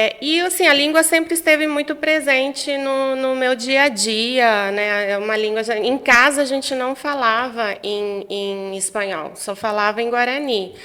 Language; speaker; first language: Portuguese; non-native, fluent; Guarani